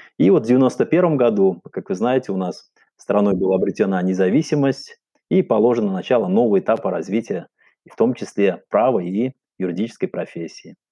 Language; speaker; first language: Russian; non-native, local second language; Uzbek